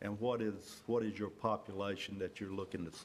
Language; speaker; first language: English; native; English